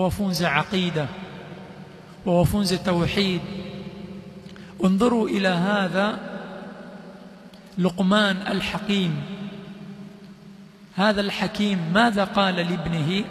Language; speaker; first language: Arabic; non-native, fluent; Swahili